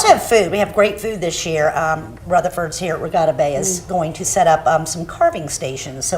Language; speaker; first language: English; native; English